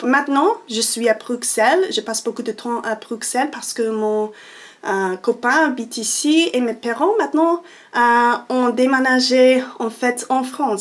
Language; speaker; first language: French; non-native, fluent; English